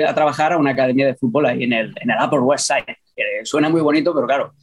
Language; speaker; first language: Spanish; native; Spanish